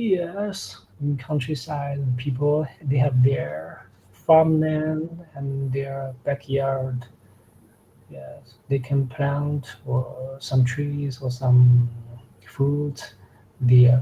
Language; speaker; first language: English; non-native, learner; Chinese